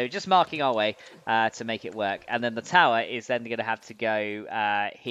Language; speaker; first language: English; native; English